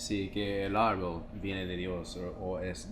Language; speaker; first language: Spanish; non-native, fluent; English